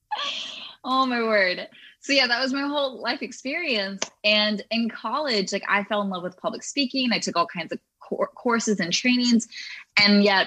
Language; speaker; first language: English; native; English